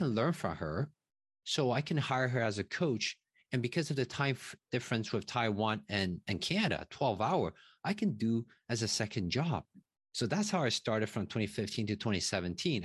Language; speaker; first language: English; non-native, fluent; Chinese